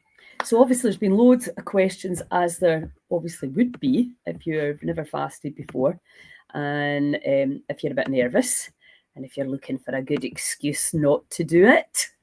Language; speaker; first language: English; native; English